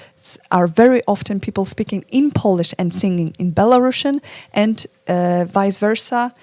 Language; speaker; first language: English; non-native, fluent; Polish